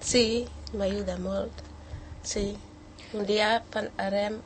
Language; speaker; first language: Catalan; non-native, learner; Dutch